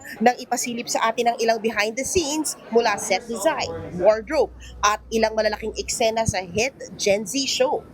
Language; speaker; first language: Filipino; native; Filipino